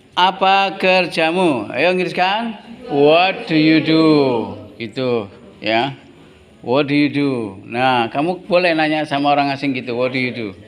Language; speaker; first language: Indonesian; native; Indonesian